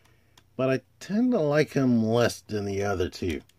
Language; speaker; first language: English; native; English